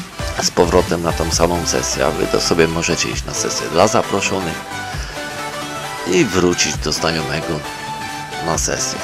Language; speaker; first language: Polish; native; Polish